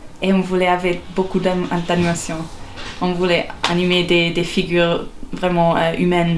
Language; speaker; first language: French; non-native, local second language; German